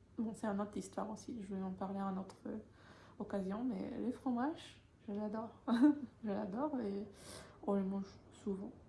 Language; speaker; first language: French; non-native, fluent; Polish